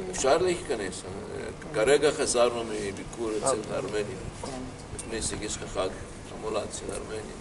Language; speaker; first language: Hebrew; non-native, fluent; Greek